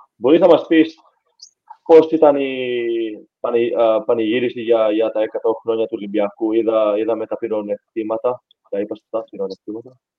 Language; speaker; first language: Greek; early bilingual, heritage; Greek